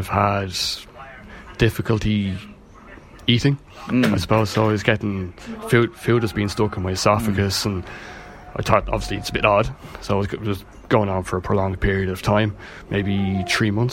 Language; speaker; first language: English; native; English